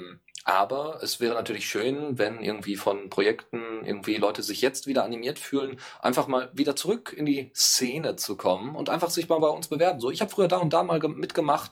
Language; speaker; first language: German; native; German